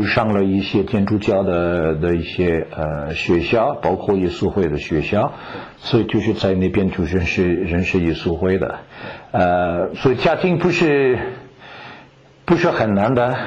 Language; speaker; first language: Chinese; non-native, fluent; French